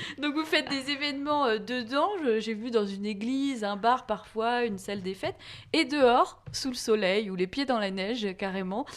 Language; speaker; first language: French; native; French